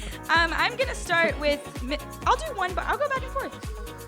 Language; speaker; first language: English; native; English